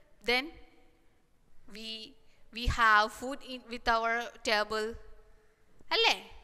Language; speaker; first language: English; non-native, local second language; Malayalam